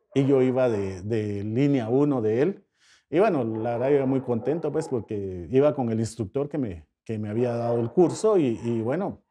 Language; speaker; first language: Spanish; native; Spanish